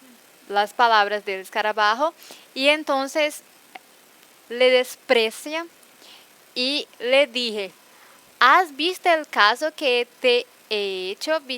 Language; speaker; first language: Spanish; non-native, fluent; Portuguese